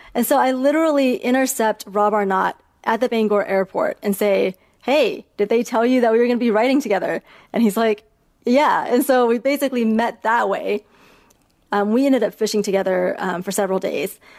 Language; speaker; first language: English; early bilingual, other home language; Chinese